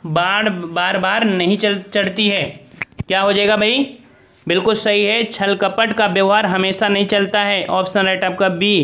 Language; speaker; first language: Hindi; native; Hindi